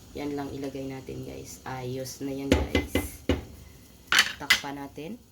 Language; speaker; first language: Filipino; non-native, local second language; Hiligaynon